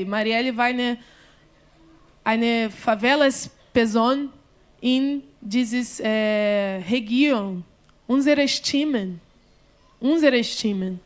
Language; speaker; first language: German; non-native, learner; Portuguese